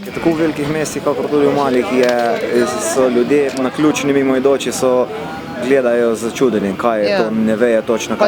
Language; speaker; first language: Slovenian; native; Slovenian